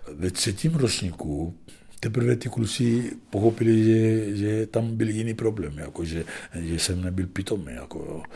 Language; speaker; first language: Czech; non-native, fluent; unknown